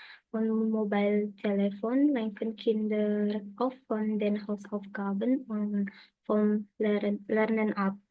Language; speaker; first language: German; non-native, learner; Indonesian